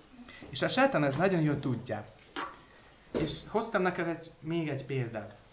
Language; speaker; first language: Hungarian; non-native, learner; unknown